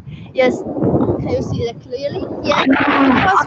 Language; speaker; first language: English; non-native, fluent; Chinese